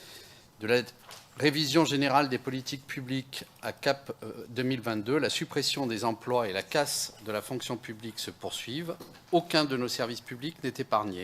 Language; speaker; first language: French; native; French